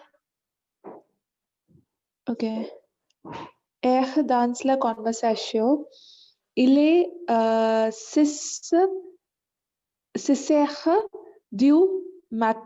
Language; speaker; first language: French; non-native, learner; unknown